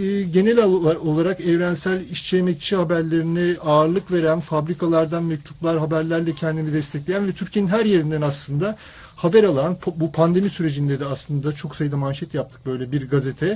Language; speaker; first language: Turkish; native; Turkish